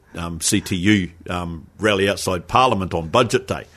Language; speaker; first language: English; native; English